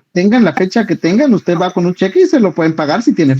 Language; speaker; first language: Spanish; native; Spanish